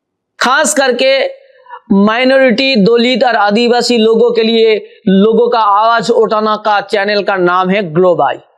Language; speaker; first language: Hindi; non-native, local second language; Bangla